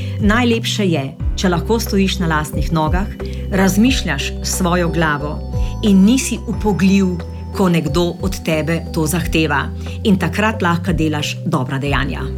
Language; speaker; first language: Slovenian; native; Slovenian